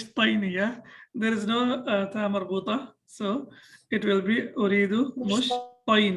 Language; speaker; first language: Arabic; non-native, fluent; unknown